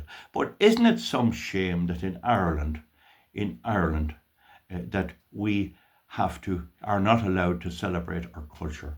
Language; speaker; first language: English; native; English